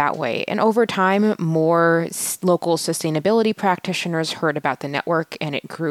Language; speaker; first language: English; native; English